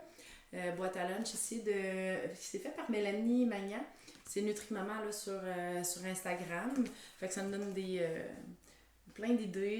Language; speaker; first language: French; native; French